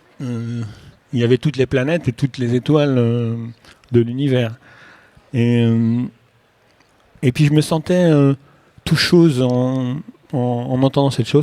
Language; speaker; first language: French; native; French